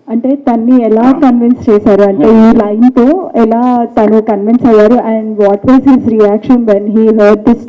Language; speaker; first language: Telugu; native; Telugu